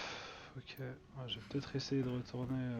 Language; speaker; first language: French; native; French